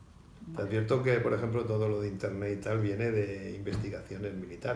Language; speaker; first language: Spanish; native; Spanish